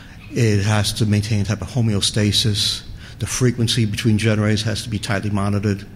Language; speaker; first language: English; native; English